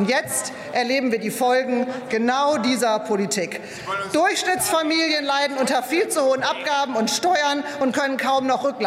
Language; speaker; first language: German; native; German